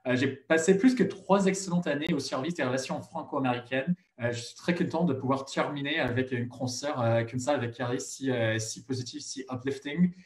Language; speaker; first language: French; non-native, fluent; English